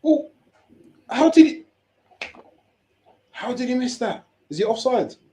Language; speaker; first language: English; native; English